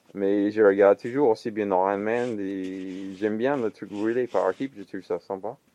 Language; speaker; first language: French; non-native, fluent; English